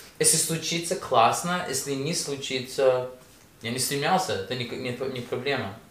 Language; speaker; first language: Russian; early bilingual, heritage; Russian